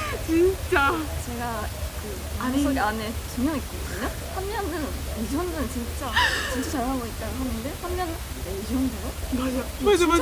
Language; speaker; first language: Korean; non-native, fluent; Japanese